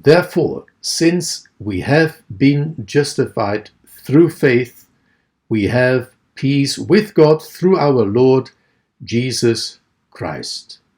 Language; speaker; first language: English; non-native, fluent; Dutch